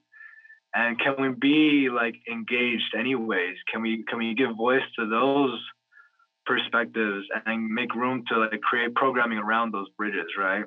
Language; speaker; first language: English; native; English